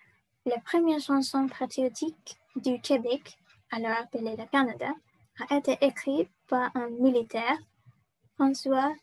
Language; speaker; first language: French; non-native, learner; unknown